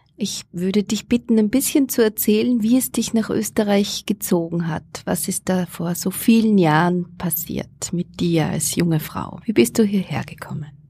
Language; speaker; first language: German; native; German